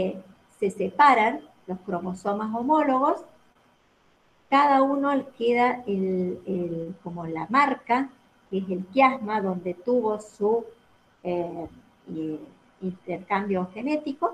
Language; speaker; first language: Spanish; native; Spanish